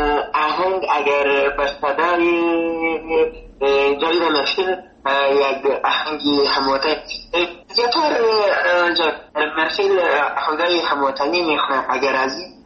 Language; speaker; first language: Persian; native; Persian